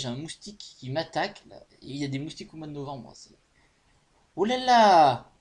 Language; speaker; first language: French; native; French